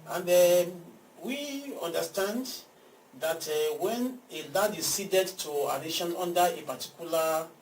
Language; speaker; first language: English; non-native, local second language; Yoruba